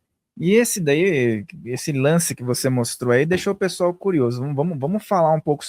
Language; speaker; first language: Portuguese; native; Portuguese